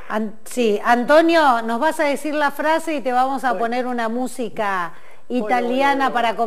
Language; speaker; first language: Spanish; native; Spanish